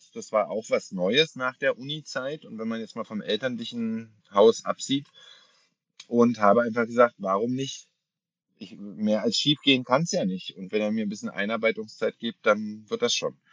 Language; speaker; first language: German; native; German